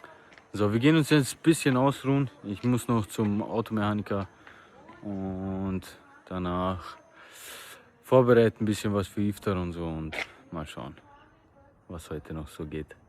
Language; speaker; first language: German; early bilingual, other home language; Bosnian